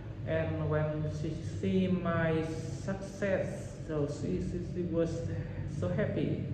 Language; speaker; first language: English; non-native, learner; Vietnamese